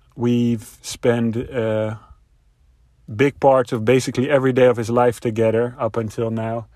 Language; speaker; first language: English; non-native, fluent; Dutch